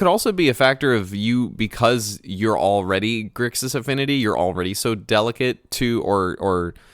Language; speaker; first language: English; native; English